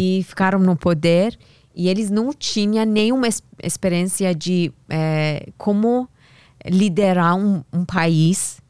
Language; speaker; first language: Portuguese; non-native, learner; Persian